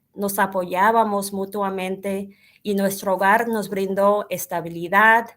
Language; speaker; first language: Spanish; early bilingual, heritage; Spanish